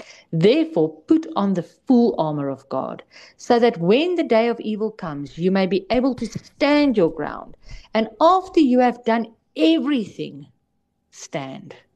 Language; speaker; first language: English; non-native, local second language; Afrikaans